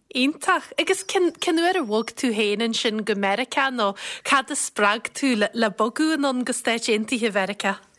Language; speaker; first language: Irish; native; Irish